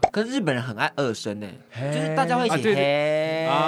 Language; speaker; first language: Chinese; native; Chinese